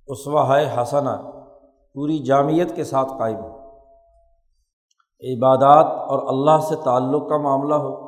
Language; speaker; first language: Urdu; non-native, local second language; Punjabi